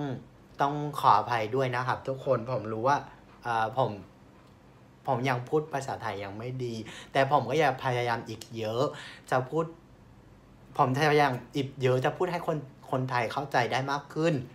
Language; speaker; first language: Thai; non-native, fluent; Vietnamese